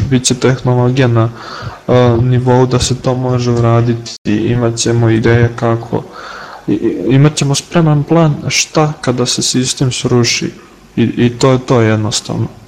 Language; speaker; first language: Serbian; native; Serbian